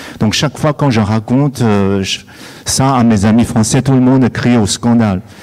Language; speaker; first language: French; non-native, fluent; Chinese